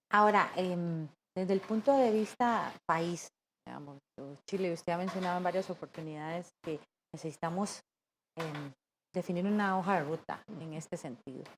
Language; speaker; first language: Spanish; native; Spanish